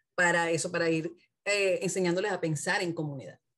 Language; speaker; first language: Spanish; native; Spanish